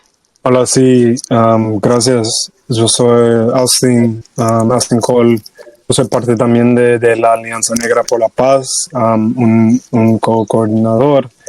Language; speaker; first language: Spanish; non-native, fluent; English